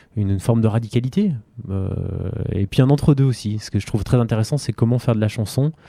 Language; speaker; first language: French; native; French